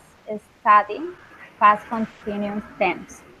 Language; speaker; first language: English; non-native, learner; Spanish